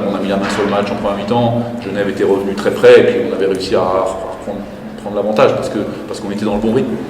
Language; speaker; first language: French; native; French